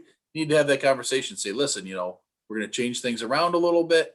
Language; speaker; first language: English; native; English